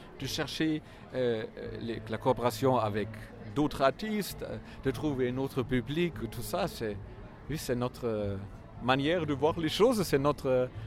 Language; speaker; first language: French; non-native, fluent; German